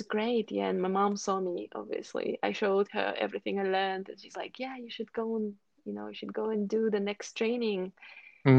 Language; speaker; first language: English; non-native, fluent; Russian